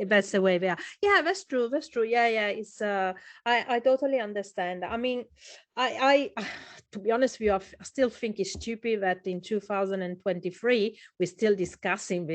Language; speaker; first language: English; non-native, fluent; Italian